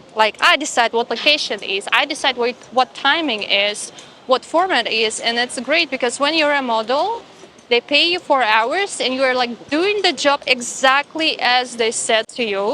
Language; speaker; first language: English; non-native, fluent; Russian